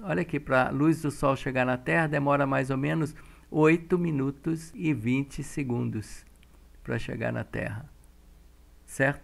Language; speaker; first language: Portuguese; native; Portuguese